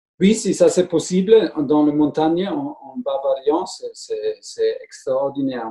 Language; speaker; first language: French; non-native, learner; German